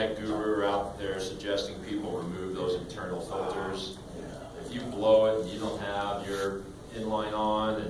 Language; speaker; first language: English; native; English